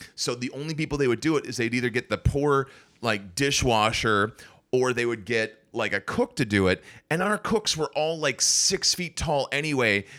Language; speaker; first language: English; native; English